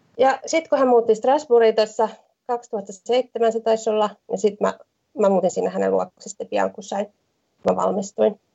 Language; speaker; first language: Finnish; native; Finnish